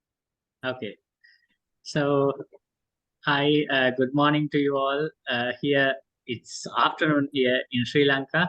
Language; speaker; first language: English; non-native, local second language; Sinhala